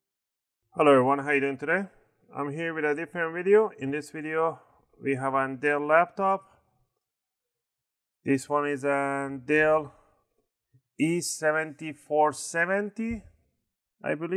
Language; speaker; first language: English; non-native, fluent; Spanish